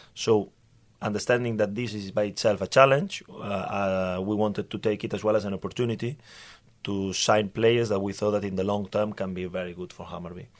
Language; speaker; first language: English; non-native, fluent; Spanish